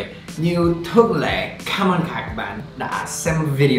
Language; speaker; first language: Vietnamese; non-native, fluent; English